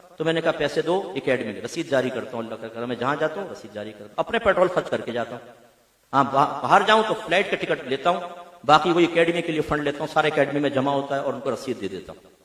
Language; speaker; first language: Urdu; native; Urdu